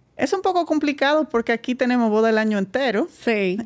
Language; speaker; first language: Spanish; non-native, fluent; Dutch